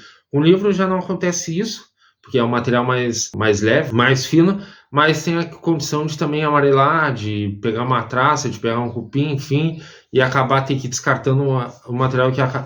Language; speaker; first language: Portuguese; native; Portuguese